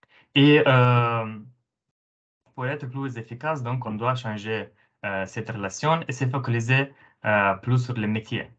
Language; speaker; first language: French; non-native, fluent; Romanian